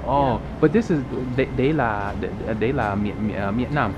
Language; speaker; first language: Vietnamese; non-native, learner; English